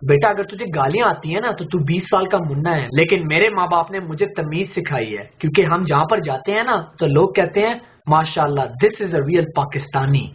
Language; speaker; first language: Urdu; early bilingual, heritage; Urdu